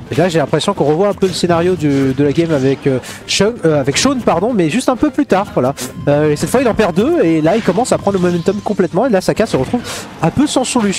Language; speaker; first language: French; native; French